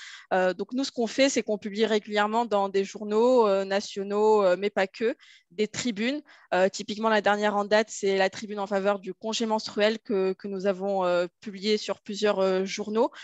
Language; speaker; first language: French; native; French